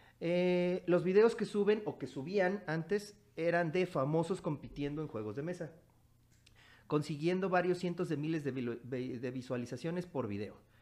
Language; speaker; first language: Spanish; native; Spanish